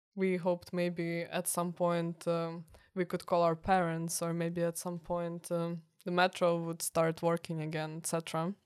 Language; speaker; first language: English; non-native, fluent; Ukrainian